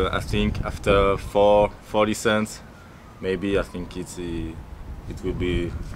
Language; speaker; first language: English; non-native, learner; French